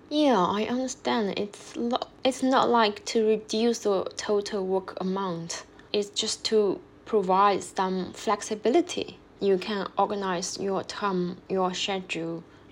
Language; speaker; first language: English; non-native, fluent; Chinese